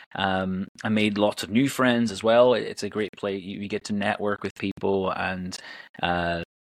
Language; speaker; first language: English; native; English